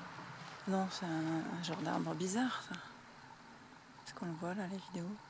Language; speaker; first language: French; native; French